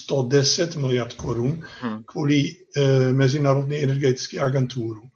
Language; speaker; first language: Czech; non-native, fluent; Dutch